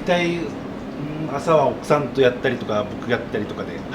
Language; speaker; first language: Japanese; native; Japanese